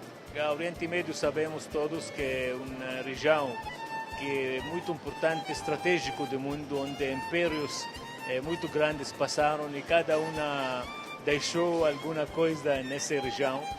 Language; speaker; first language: Portuguese; non-native, fluent; Arabic